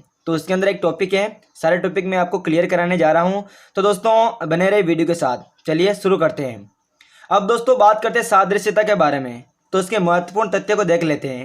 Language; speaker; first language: Hindi; native; Hindi